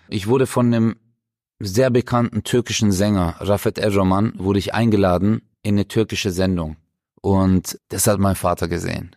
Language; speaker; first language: German; early bilingual, other home language; Turkish